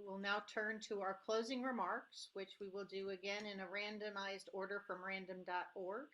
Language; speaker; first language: English; native; English